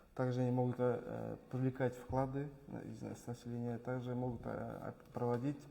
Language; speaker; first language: Russian; non-native, local second language; Kyrgyz